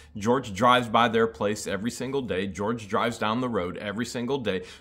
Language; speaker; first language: English; native; English